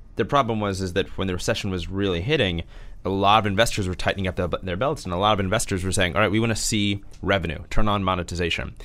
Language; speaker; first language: English; native; English